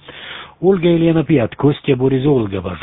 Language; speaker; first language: Russian; non-native, learner; German